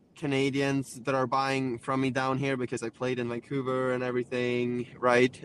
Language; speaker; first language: English; non-native, fluent; Swedish